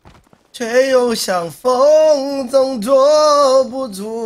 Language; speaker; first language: Chinese; native; Chinese